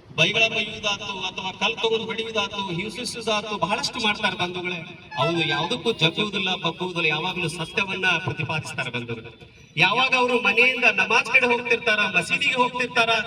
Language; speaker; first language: Kannada; native; Kannada